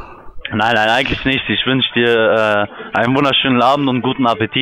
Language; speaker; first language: German; native; German